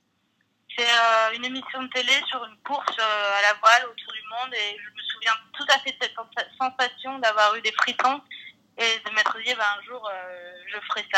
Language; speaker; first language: French; native; French